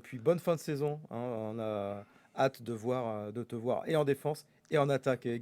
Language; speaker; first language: French; native; French